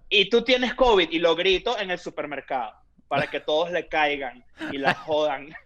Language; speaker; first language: Spanish; native; Spanish